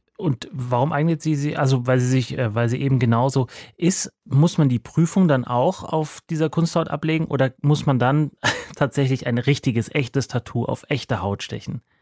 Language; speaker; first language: German; native; German